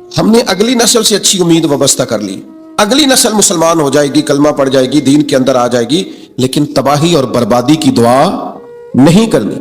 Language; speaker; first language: Urdu; native; Urdu